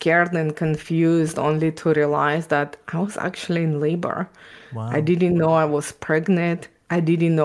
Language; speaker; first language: English; non-native, fluent; Ukrainian